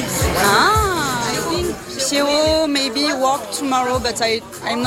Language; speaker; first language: English; non-native, learner; French